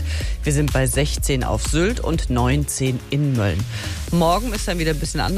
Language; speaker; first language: German; native; German